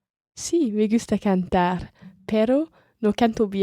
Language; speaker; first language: Spanish; non-native, learner; English